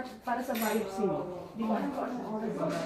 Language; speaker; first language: Filipino; native; Filipino